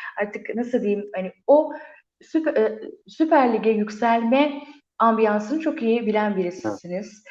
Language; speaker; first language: Turkish; native; Turkish